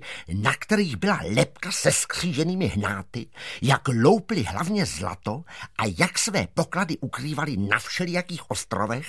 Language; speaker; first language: Czech; native; Czech